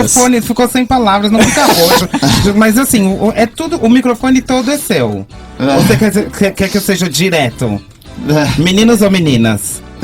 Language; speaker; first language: Portuguese; native; Portuguese